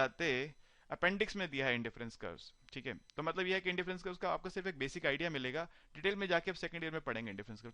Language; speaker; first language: Hindi; native; Hindi